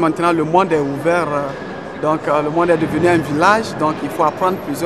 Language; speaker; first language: French; non-native, fluent; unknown